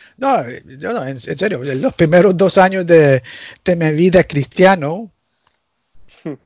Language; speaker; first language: Spanish; early bilingual, heritage; Spanish